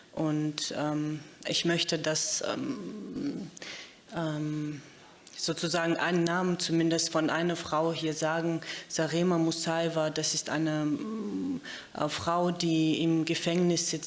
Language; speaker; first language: German; non-native, fluent; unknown